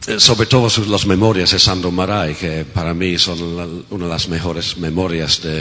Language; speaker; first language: Spanish; non-native, fluent; English